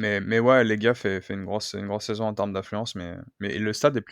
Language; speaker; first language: French; native; French